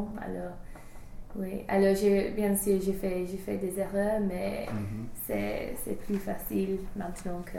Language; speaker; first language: French; non-native, learner; English